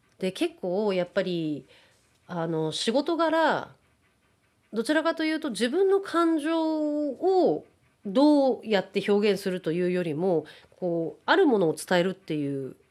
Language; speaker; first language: Japanese; native; Japanese